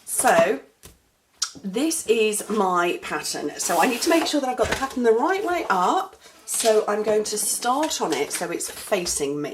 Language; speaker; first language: English; native; English